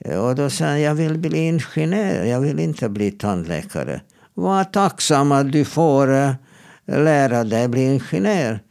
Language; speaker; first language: Swedish; non-native, fluent; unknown